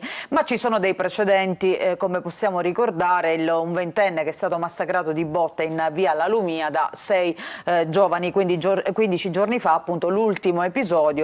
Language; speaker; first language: Italian; native; Italian